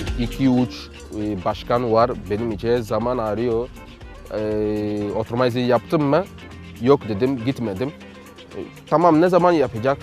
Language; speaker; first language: Turkish; non-native, learner; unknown